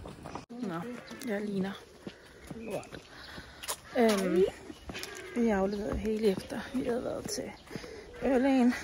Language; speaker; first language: Danish; native; Danish